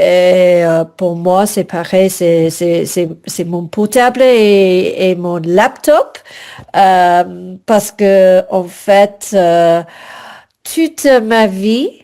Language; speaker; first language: French; non-native, fluent; English